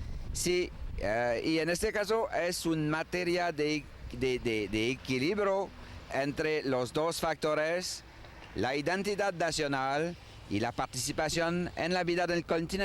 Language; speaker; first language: Spanish; non-native, learner; French